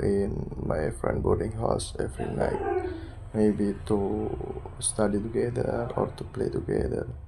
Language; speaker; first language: English; non-native, learner; Indonesian